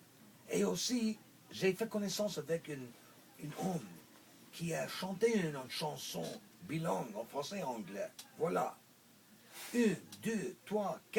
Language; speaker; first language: French; non-native, local second language; English